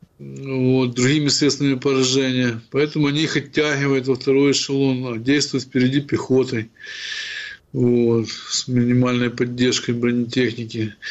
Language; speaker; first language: Russian; non-native, local second language; Ukrainian